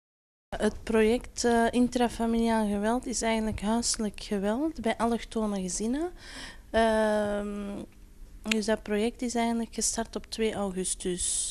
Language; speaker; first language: Dutch; non-native, local second language; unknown